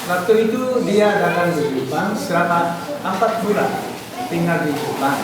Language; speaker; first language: Indonesian; non-native, fluent; Japanese